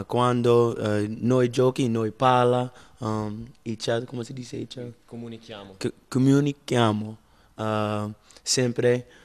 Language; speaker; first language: Italian; non-native, learner; English